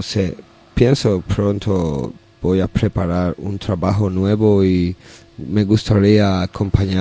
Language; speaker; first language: Spanish; non-native, learner; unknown